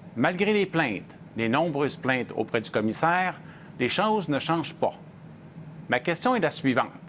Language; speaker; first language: French; native; French